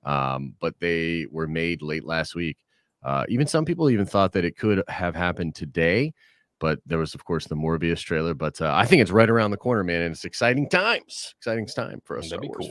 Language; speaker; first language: English; native; English